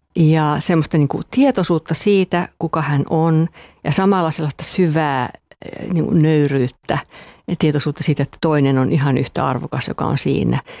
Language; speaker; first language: Finnish; non-native, local second language; Swedish